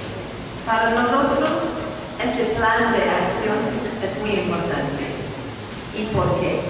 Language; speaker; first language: Spanish; non-native, fluent; English